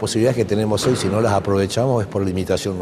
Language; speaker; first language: Spanish; native; Spanish